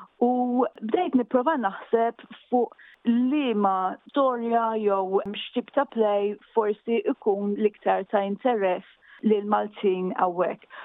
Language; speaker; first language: Maltese; native; Maltese